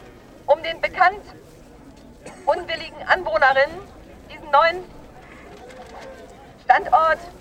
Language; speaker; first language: German; native; German